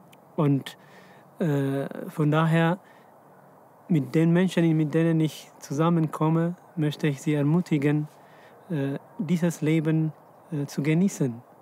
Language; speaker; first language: German; non-native, fluent; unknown